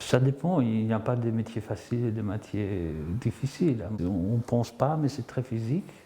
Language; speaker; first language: French; non-native, fluent; Greek